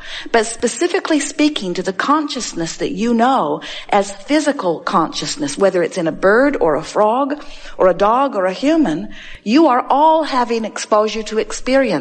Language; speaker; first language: English; native; English